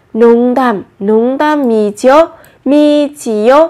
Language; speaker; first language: Korean; non-native, fluent; Vietnamese